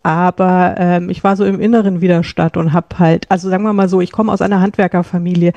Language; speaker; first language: German; native; German